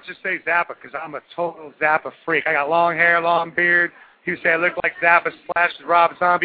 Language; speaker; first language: English; native; English